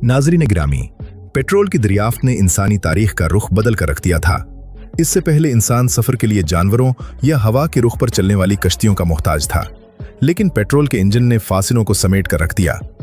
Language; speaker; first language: Urdu; native; Urdu